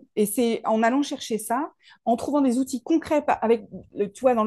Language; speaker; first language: French; native; French